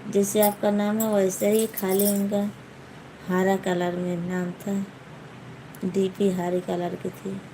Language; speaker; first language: Hindi; native; Hindi